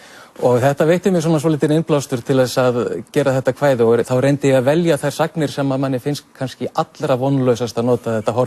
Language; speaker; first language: Icelandic; native; Icelandic